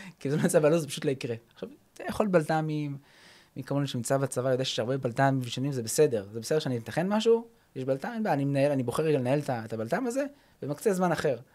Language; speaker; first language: Hebrew; early bilingual, other home language; English